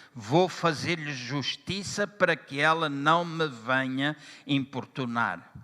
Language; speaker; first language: Portuguese; native; Portuguese